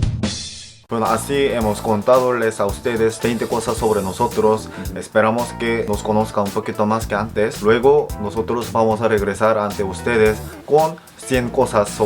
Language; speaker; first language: Spanish; non-native, fluent; Korean